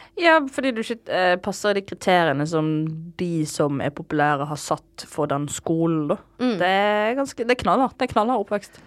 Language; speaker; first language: Norwegian; native; Norwegian